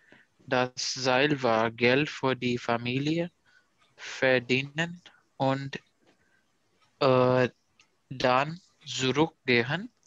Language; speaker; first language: German; non-native, learner; Urdu